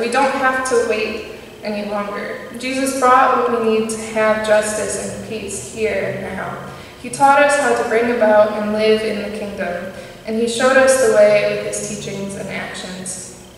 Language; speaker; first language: English; native; English